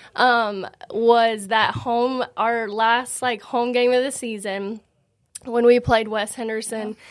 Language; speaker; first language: English; native; English